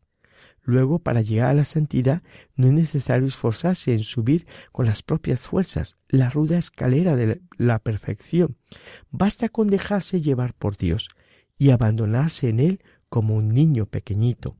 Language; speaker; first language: Spanish; native; Spanish